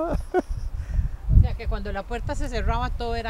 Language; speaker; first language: Spanish; native; Spanish